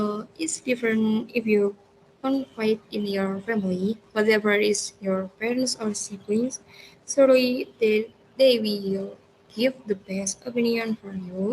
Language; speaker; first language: English; non-native, learner; Indonesian